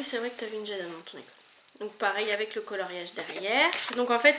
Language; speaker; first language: French; native; French